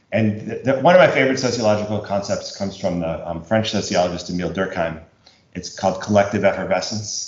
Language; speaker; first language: English; native; English